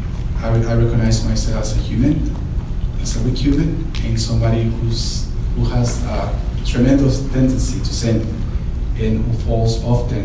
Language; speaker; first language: English; non-native, fluent; Spanish